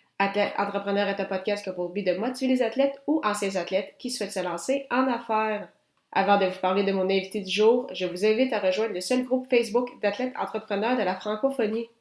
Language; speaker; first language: French; native; French